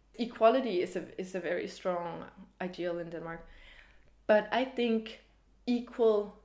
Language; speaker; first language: English; early bilingual, other home language; Danish